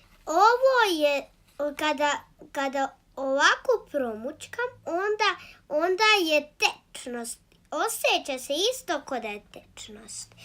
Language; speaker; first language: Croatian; early bilingual, heritage; Croatian